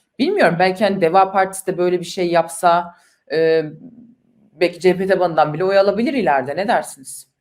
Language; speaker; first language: Turkish; native; Turkish